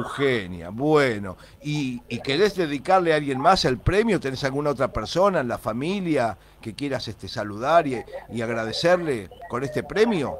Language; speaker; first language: Spanish; native; Spanish